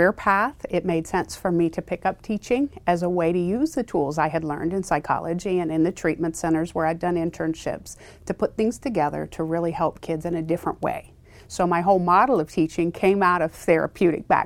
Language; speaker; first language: English; native; English